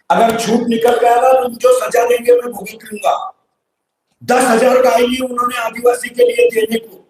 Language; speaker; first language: Hindi; non-native, local second language; Marathi